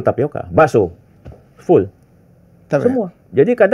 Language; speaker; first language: Indonesian; native; Indonesian